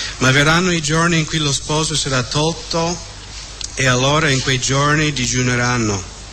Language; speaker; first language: Italian; non-native, fluent; English